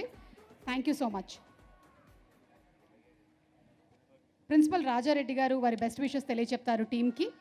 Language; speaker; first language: Telugu; native; Telugu